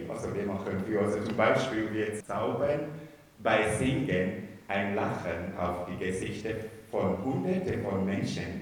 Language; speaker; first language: German; non-native, learner; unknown